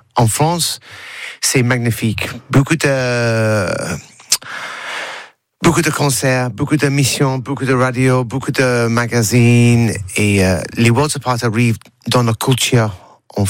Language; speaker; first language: French; non-native, learner; English